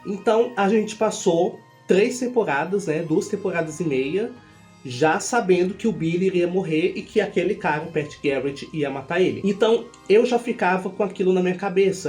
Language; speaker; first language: Portuguese; native; Portuguese